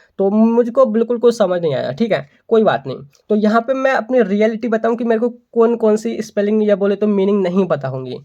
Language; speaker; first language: Hindi; native; Hindi